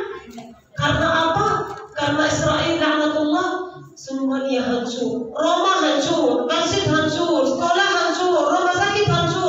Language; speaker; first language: Indonesian; non-native, learner; Arabic